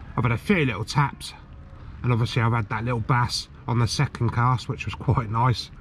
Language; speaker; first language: English; native; English